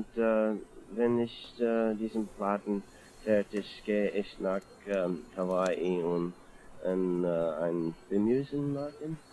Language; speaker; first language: German; non-native, learner; English